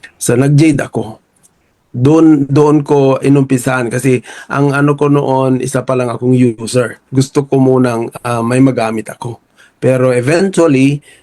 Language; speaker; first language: Filipino; non-native, local second language; Iloko